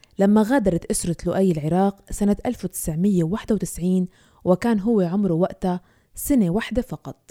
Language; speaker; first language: Arabic; native; Arabic